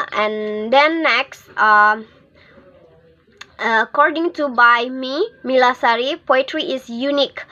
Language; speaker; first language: English; non-native, learner; Indonesian